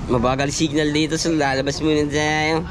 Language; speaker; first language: Filipino; native; Filipino